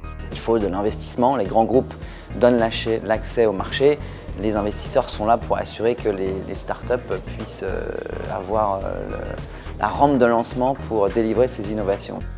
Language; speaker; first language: French; native; French